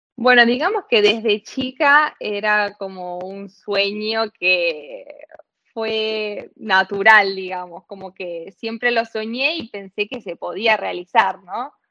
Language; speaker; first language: Spanish; native; Spanish